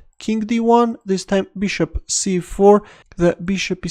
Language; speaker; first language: English; non-native, fluent; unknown